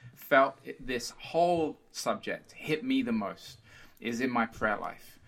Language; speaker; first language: English; early bilingual, other home language; Portuguese